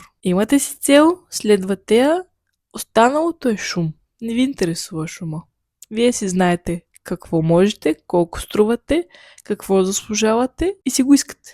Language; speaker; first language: Bulgarian; native; Bulgarian